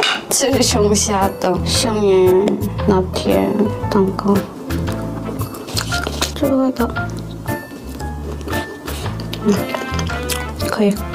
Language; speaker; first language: Chinese; non-native, learner; Korean